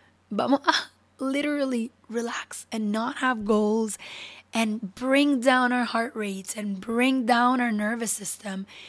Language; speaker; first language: English; non-native, local second language; Spanish